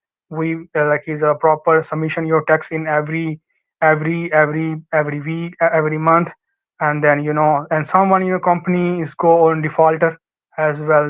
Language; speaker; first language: English; non-native, learner; Urdu